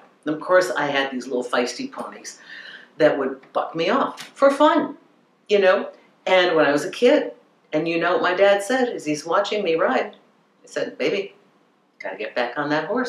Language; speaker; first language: English; native; English